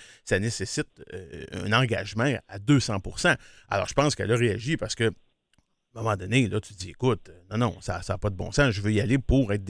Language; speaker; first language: French; native; French